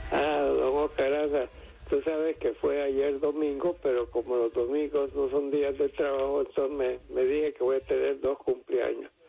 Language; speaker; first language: Spanish; native; Spanish